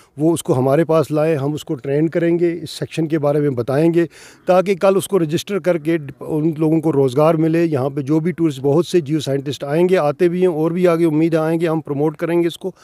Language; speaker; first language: Urdu; non-native, local second language; Kashmiri